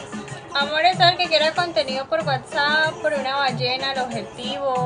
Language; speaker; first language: Spanish; native; Spanish